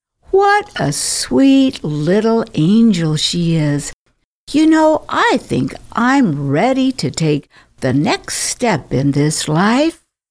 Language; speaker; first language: English; native; English